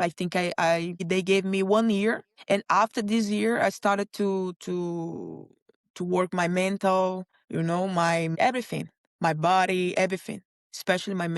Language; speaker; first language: English; non-native, learner; Portuguese